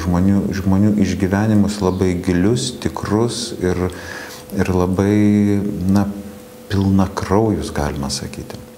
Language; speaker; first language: Lithuanian; native; Lithuanian